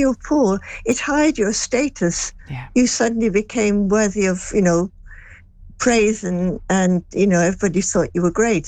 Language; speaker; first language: English; native; English